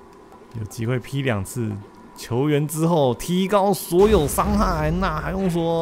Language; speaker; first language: Chinese; native; Chinese